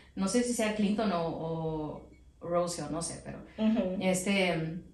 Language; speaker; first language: Spanish; early bilingual, heritage; Spanish